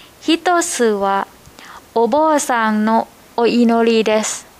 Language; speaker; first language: Japanese; non-native, learner; Thai